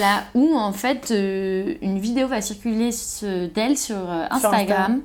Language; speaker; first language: French; native; French